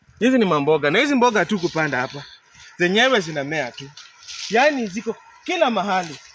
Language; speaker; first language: Swahili; non-native, local second language; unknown